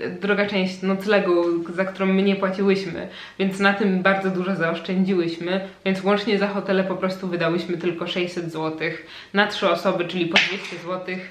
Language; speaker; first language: Polish; native; Polish